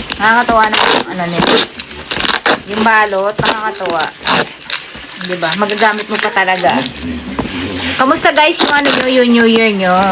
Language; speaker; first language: Filipino; native; Filipino